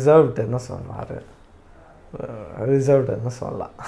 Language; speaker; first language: Tamil; non-native, learner; Kannada